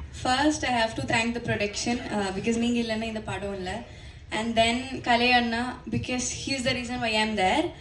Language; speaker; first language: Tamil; non-native, fluent; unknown